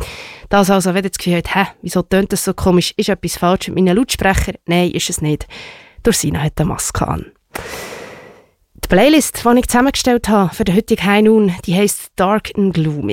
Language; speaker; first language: German; native; German